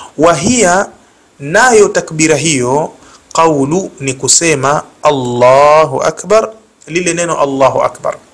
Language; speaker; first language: Swahili; native; Swahili